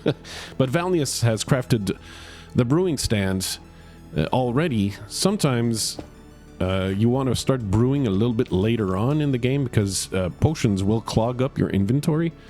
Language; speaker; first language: English; native; English